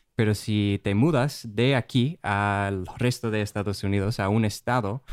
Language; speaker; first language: Spanish; non-native, fluent; English